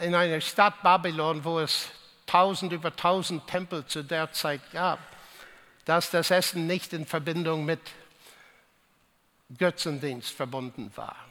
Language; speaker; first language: German; non-native, fluent; English